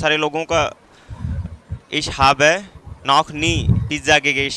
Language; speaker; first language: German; non-native, learner; Hindi